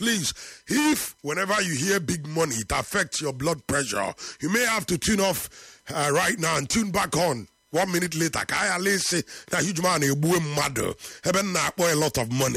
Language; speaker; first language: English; non-native, local second language; Igbo